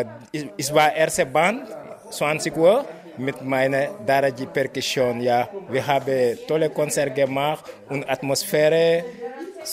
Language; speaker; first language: German; non-native, learner; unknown